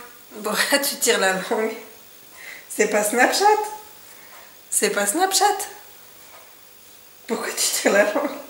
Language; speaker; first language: French; native; French